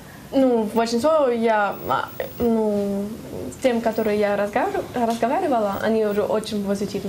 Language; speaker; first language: Russian; non-native, learner; German